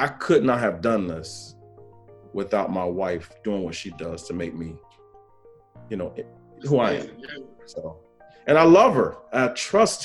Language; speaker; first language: English; native; English